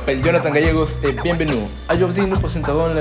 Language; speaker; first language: French; non-native, learner; Spanish